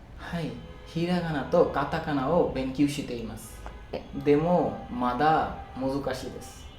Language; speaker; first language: Japanese; non-native, learner; Bangla